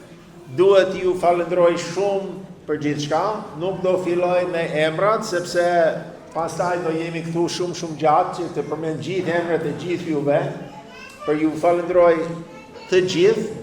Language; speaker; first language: Albanian; non-native, fluent; English